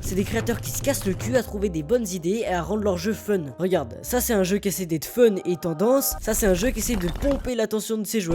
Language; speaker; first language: French; native; French